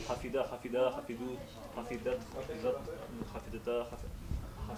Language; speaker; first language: Arabic; non-native, learner; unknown